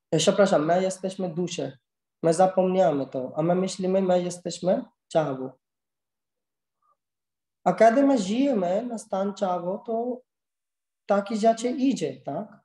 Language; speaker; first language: Polish; non-native, learner; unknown